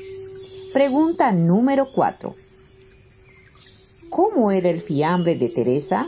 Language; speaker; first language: Spanish; native; Spanish